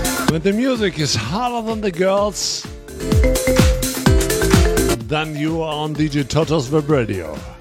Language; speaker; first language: English; non-native, learner; German